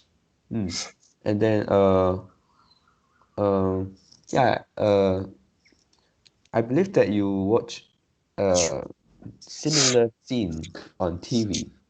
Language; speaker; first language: English; non-native, learner; Chinese